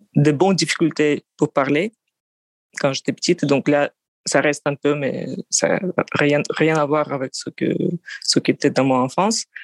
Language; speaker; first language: French; non-native, fluent; Russian